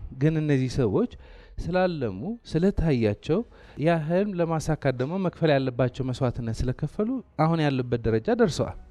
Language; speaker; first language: Amharic; non-native, local second language; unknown